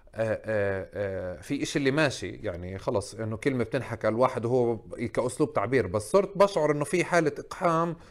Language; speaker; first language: Arabic; native; Arabic